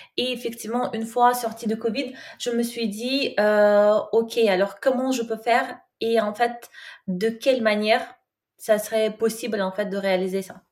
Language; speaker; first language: French; non-native, fluent; Russian